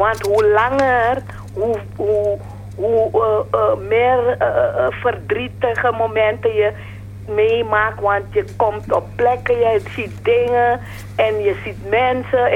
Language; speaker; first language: Dutch; non-native, fluent; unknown